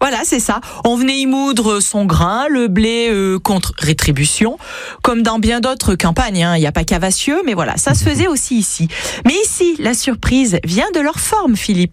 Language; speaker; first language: French; native; French